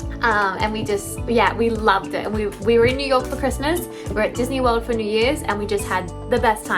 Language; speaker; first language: English; native; English